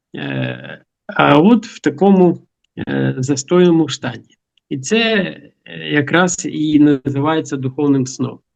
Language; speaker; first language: Ukrainian; non-native, local second language; Russian